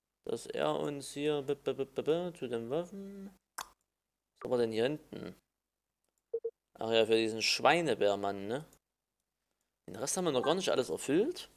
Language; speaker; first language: German; native; German